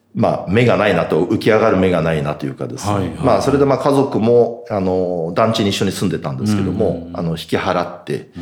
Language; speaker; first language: Japanese; native; Japanese